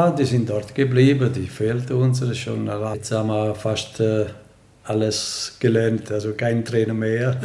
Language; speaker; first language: German; non-native, learner; Italian